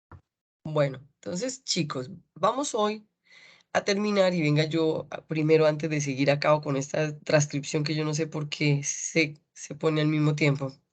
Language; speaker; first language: Spanish; native; Spanish